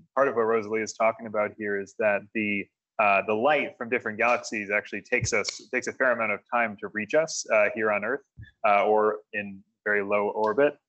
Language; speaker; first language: English; native; English